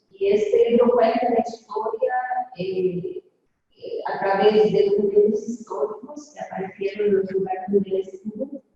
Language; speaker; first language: Spanish; non-native, fluent; Portuguese